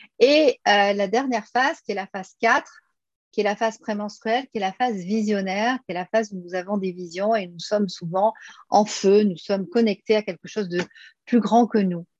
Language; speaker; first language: French; native; French